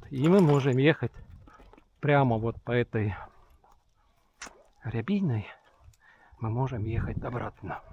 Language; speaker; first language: Russian; non-native, local second language; Estonian